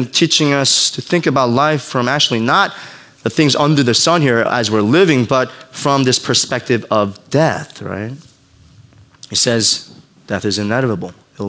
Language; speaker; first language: English; native; English